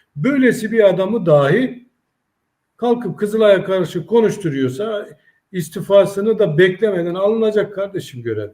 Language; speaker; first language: Turkish; native; Turkish